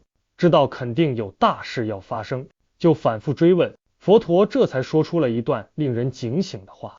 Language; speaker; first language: Chinese; native; Chinese